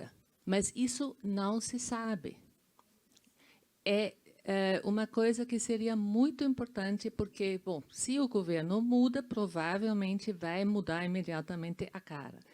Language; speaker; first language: Portuguese; non-native, fluent; German